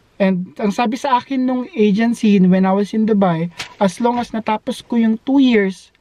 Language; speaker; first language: English; non-native, local second language; Filipino